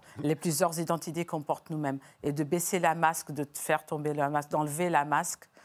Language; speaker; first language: French; non-native, fluent; Portuguese